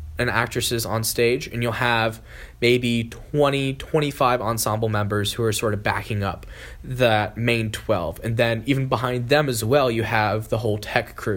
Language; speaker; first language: English; native; English